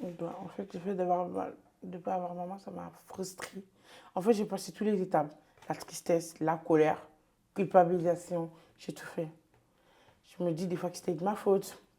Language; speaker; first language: French; early bilingual, other home language; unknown